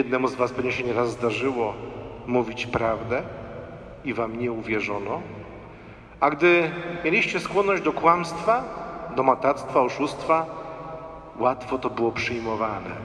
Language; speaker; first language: Polish; native; Polish